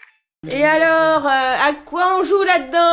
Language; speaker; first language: French; native; French